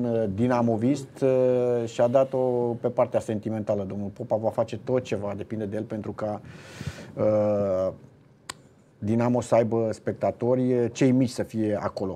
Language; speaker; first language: Romanian; native; Romanian